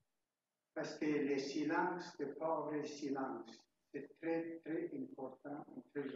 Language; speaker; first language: French; non-native, learner; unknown